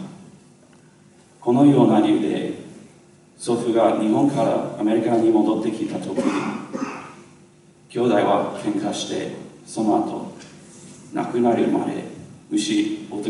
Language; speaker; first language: Japanese; non-native, learner; English